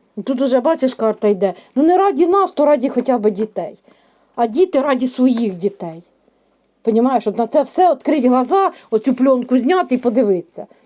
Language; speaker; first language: Ukrainian; native; Ukrainian